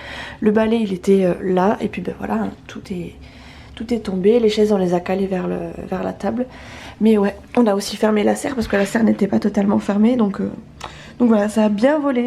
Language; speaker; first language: French; native; French